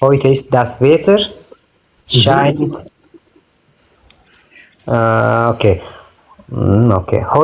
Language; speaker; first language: German; non-native, learner; Amharic